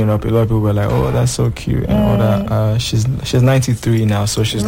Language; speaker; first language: English; non-native, local second language; Yoruba